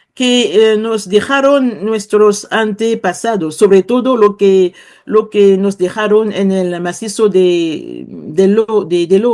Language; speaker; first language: Spanish; non-native, fluent; Kongo